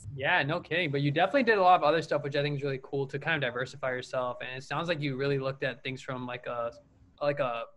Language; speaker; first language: English; native; English